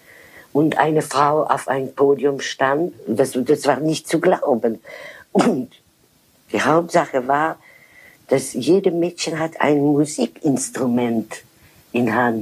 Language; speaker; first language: German; non-native, fluent; French